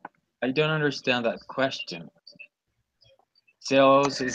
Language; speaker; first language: English; non-native, learner; Spanish